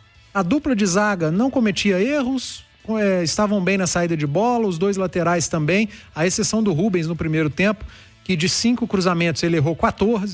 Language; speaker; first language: Portuguese; native; Portuguese